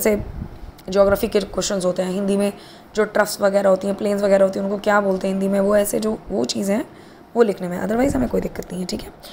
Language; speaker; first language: Hindi; native; Hindi